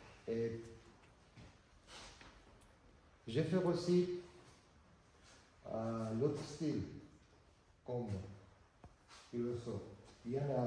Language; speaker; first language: French; non-native, learner; Georgian